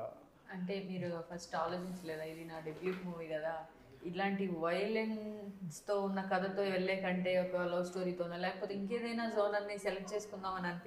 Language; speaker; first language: Telugu; native; Telugu